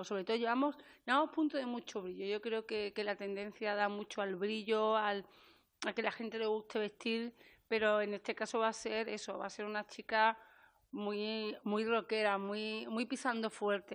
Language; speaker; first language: Spanish; native; Spanish